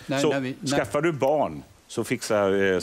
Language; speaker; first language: Swedish; native; Swedish